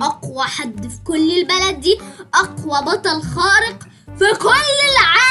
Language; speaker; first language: Arabic; native; Arabic